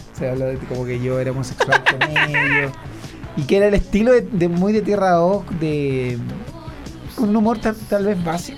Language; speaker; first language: Spanish; native; Spanish